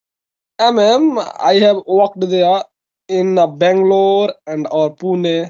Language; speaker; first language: English; non-native, local second language; Hindi